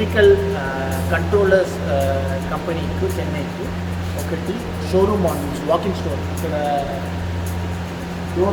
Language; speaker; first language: Telugu; non-native, learner; Tamil